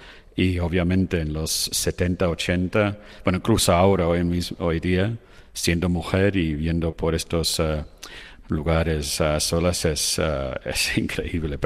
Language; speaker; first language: Spanish; non-native, fluent; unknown